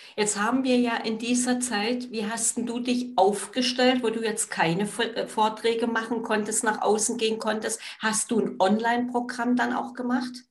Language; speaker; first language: German; native; German